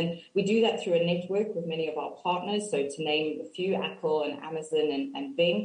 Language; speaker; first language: English; native; English